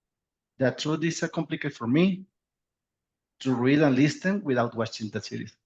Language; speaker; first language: English; non-native, learner; Spanish